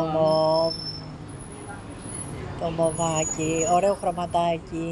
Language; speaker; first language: Greek; native; Greek